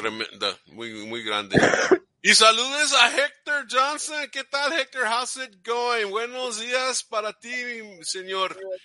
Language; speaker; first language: Spanish; early bilingual, heritage; Spanish